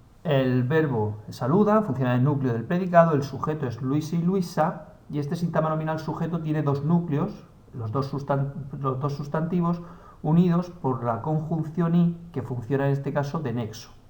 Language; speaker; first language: Spanish; native; Spanish